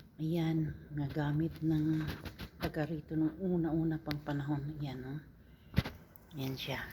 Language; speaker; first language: Filipino; non-native, local second language; Cebuano